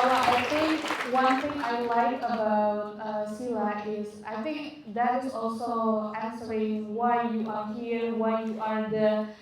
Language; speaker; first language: English; non-native, fluent; Indonesian